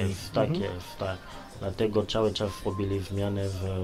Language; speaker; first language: Polish; non-native, learner; Lingala